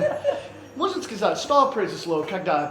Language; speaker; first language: Russian; non-native, learner; English